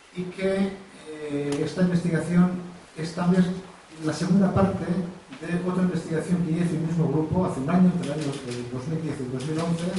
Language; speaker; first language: Spanish; native; Spanish